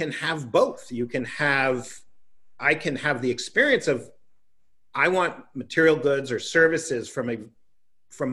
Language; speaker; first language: English; native; English